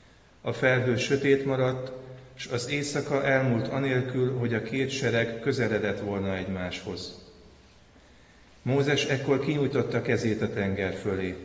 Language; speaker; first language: Hungarian; native; Hungarian